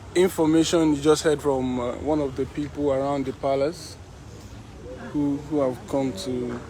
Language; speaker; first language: English; non-native, local second language; Yoruba